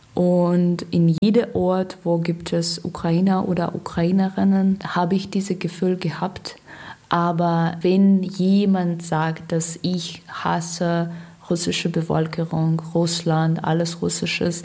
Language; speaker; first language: German; non-native, learner; Russian